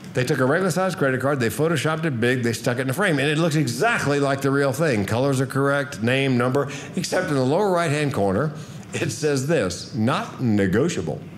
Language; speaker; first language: English; native; English